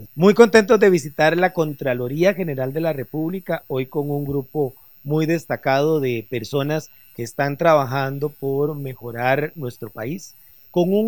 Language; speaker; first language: Spanish; native; Spanish